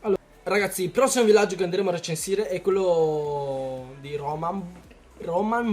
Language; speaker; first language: Italian; early bilingual, other home language; Chinese